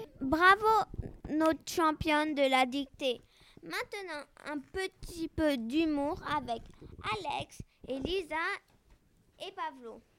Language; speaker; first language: French; non-native, learner; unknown